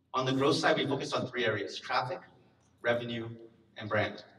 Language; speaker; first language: English; native; English